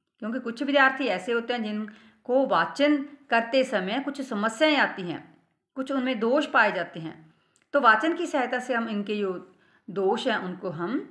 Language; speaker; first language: Hindi; non-native, local second language; Punjabi